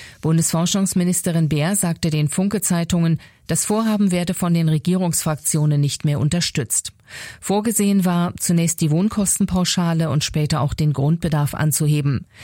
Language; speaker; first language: German; native; German